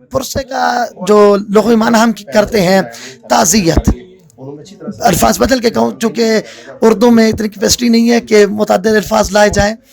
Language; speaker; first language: Urdu; native; Urdu